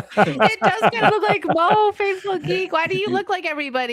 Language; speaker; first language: English; native; English